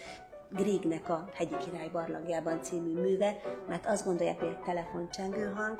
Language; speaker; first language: Hungarian; native; Hungarian